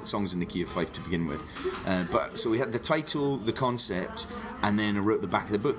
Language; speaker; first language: English; native; English